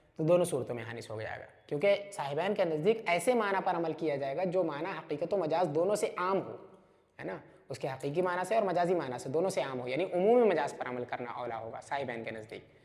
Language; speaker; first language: Urdu; native; Urdu